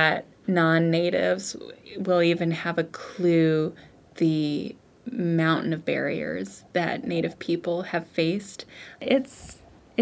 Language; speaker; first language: English; native; English